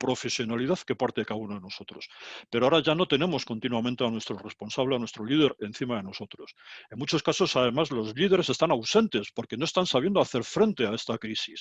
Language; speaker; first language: Spanish; native; Spanish